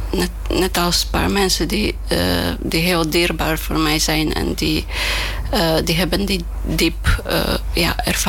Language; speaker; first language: Dutch; non-native, fluent; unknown